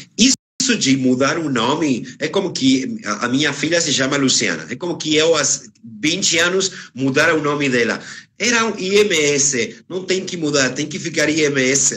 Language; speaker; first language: Portuguese; non-native, fluent; Spanish